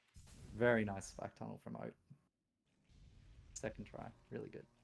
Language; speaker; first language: English; native; English